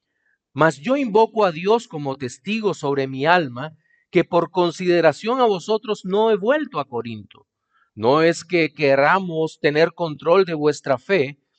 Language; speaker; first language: Spanish; native; Spanish